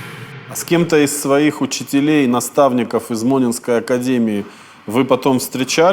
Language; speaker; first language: Russian; native; Russian